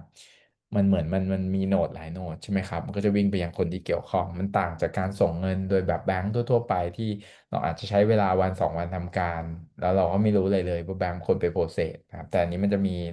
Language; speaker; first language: Thai; native; Thai